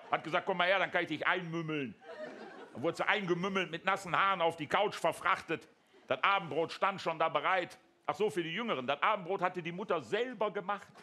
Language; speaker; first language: German; native; German